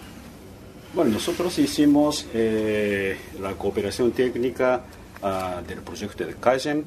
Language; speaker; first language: Spanish; non-native, fluent; Japanese